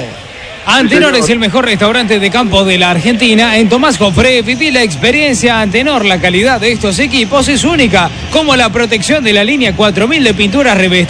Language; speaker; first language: Spanish; native; Spanish